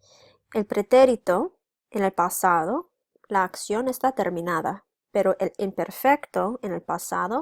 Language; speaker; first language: Spanish; non-native, fluent; English